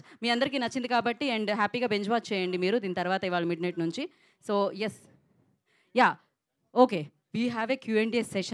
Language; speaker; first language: Telugu; native; Telugu